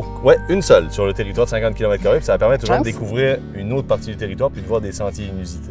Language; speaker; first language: French; native; French